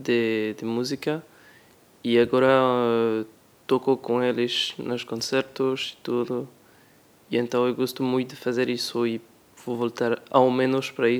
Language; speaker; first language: Portuguese; non-native, learner; French